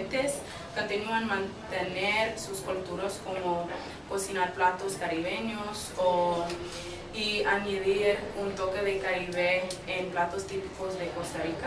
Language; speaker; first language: Spanish; early bilingual, heritage; English